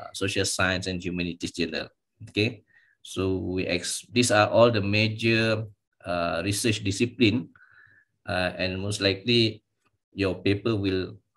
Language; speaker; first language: English; non-native, local second language; Malay